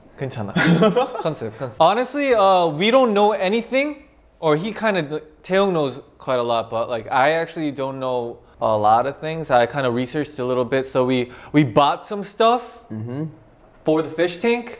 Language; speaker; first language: English; early bilingual, other home language; Korean